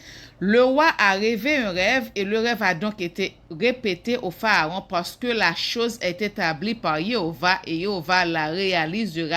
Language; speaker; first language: French; non-native, local second language; Haitian Creole